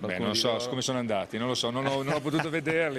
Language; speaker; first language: Italian; native; Italian